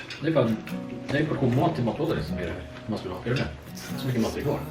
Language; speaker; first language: Swedish; native; Swedish